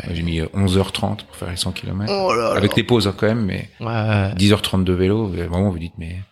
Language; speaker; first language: French; native; French